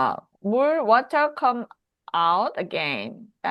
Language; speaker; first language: Korean; native; Korean